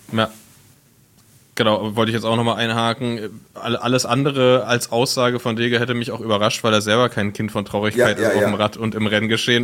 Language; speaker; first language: German; native; German